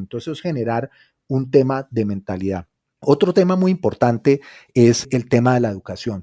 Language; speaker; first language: Spanish; native; Spanish